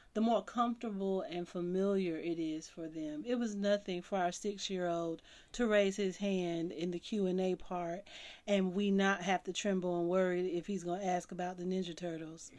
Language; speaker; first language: English; native; English